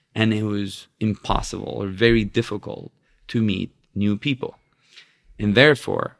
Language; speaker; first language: English; non-native, fluent; Spanish